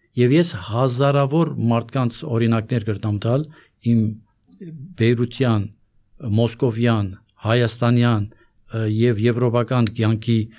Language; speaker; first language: Armenian; native; Armenian